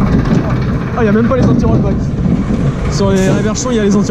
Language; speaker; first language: French; native; French